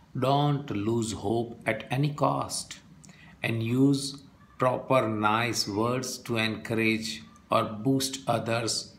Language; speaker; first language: English; non-native, local second language; Gujarati